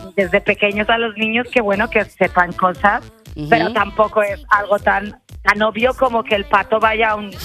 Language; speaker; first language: Spanish; non-native, fluent; German